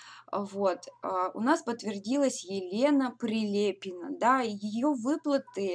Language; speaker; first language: Russian; native; Russian